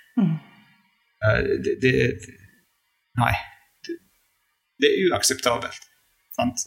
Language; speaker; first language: Norwegian; non-native, fluent; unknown